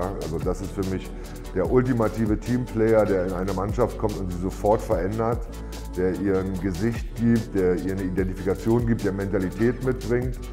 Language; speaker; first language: German; native; German